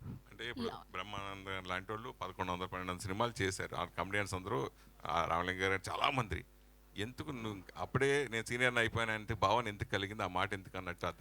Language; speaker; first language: Telugu; native; Telugu